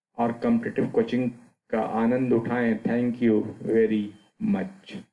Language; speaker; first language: Hindi; native; Hindi